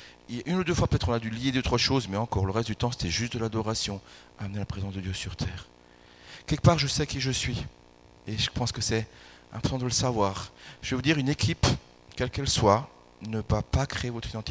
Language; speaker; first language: French; native; French